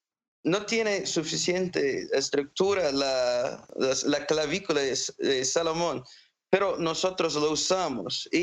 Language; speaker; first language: Spanish; non-native, fluent; English